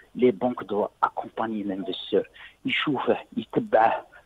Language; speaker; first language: French; non-native, local second language; Arabic